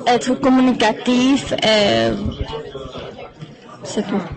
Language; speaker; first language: French; non-native, fluent; Czech